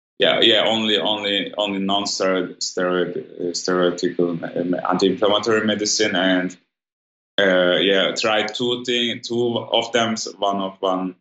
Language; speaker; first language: English; non-native, fluent; German